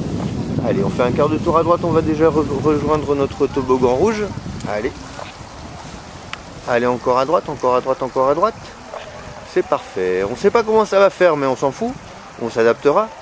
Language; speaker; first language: French; native; French